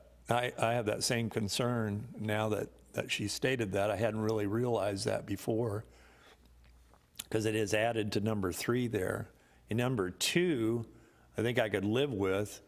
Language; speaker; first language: English; native; English